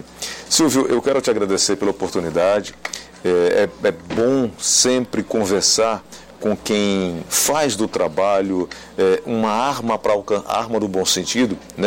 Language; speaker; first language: Portuguese; native; Portuguese